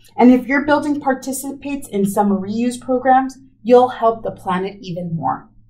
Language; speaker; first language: English; early bilingual, other home language; Spanish